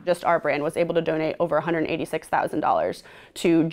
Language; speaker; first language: English; native; English